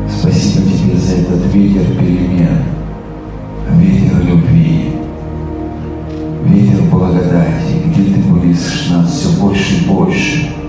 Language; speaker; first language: Russian; native; Russian